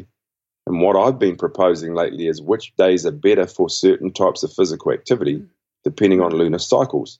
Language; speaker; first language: English; native; English